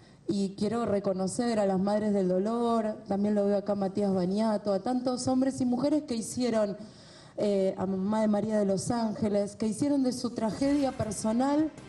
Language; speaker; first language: Spanish; native; Spanish